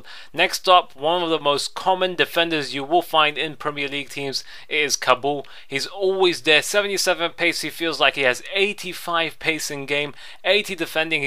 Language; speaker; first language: English; native; English